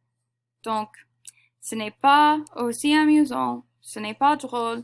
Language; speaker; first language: French; non-native, fluent; English